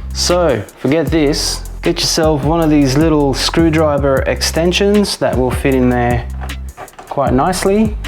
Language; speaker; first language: English; native; English